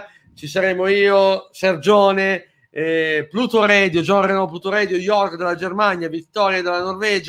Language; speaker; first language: Italian; native; Italian